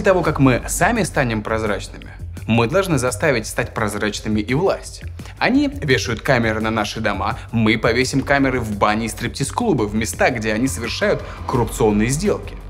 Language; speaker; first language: Russian; native; Russian